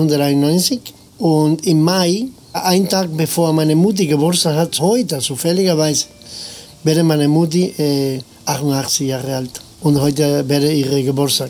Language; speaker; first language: German; non-native, fluent; Spanish